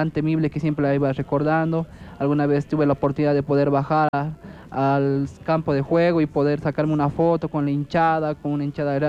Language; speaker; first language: Spanish; native; Spanish